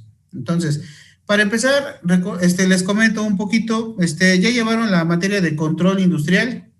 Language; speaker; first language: Spanish; native; Spanish